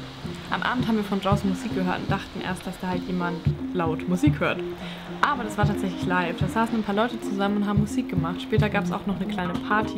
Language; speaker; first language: German; native; German